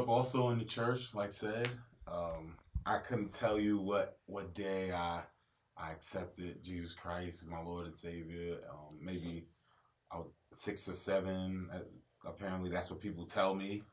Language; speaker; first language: English; native; English